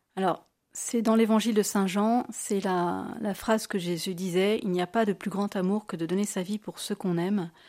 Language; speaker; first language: French; native; French